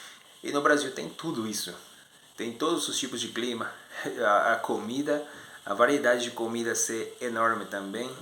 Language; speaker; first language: Portuguese; non-native, fluent; Spanish